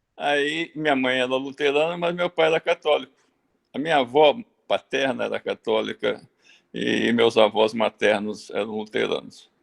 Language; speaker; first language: Portuguese; early bilingual, other home language; German